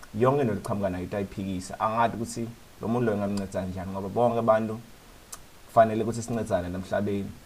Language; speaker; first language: Zulu; non-native, local second language; Swati